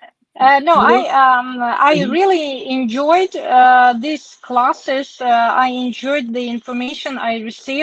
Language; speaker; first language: English; non-native, learner; Ukrainian